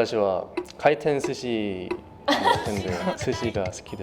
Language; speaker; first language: Japanese; non-native, learner; Korean